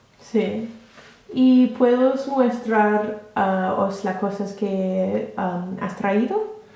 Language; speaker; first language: Spanish; non-native, learner; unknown